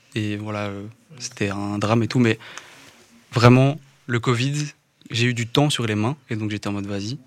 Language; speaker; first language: French; native; French